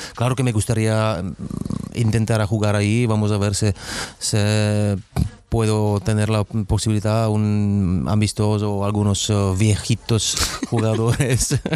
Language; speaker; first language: Spanish; non-native, fluent; Czech